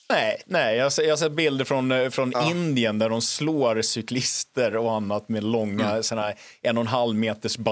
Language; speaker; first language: Swedish; native; Swedish